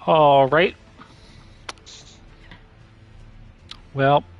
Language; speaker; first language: English; native; English